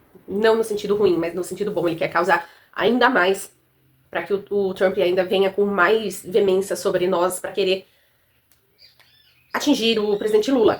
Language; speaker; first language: Portuguese; native; Portuguese